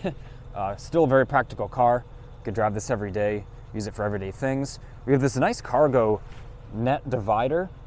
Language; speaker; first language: English; native; English